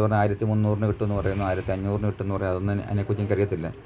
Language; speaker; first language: Malayalam; native; Malayalam